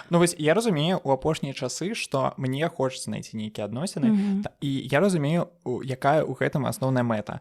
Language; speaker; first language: Belarusian; non-native, local second language; Russian